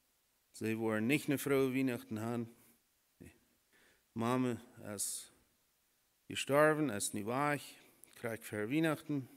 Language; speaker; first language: German; non-native, learner; Low German